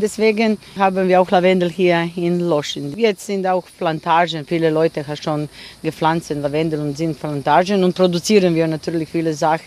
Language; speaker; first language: German; non-native, learner; Croatian